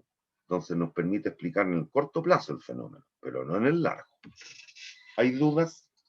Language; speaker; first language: Spanish; native; Spanish